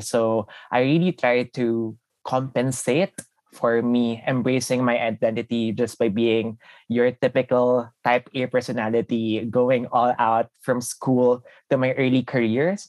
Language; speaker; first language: English; non-native, local second language; Filipino